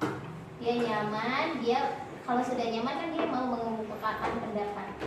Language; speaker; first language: Indonesian; native; Indonesian